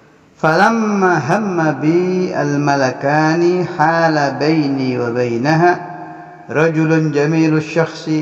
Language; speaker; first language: Arabic; non-native, fluent; Indonesian